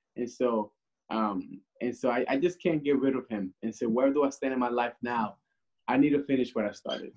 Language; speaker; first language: English; early bilingual, other home language; Spanish